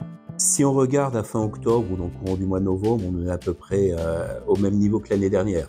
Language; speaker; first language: French; native; French